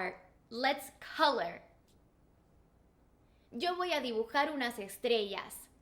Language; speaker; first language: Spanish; non-native, fluent; English